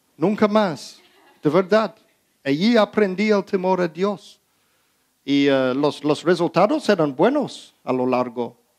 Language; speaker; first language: Spanish; early bilingual, heritage; Spanish